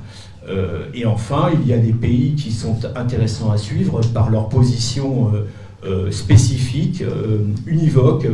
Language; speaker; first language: French; native; French